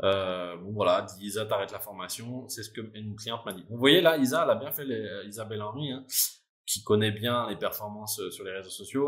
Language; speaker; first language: French; native; French